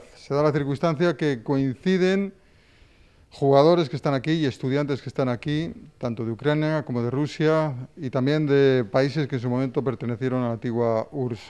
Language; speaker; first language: Spanish; native; Spanish